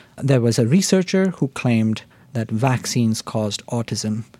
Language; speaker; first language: English; non-native, local second language; Hindi